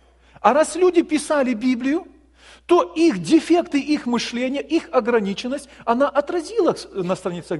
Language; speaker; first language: Russian; native; Russian